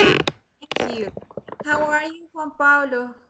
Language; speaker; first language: English; non-native, fluent; Spanish